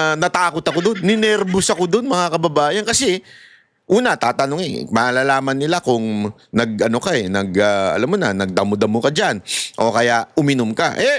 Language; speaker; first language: Filipino; native; Filipino